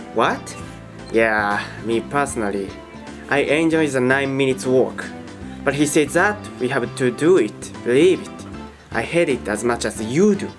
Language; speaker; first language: English; non-native, learner; Japanese